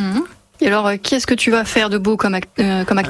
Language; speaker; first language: French; native; French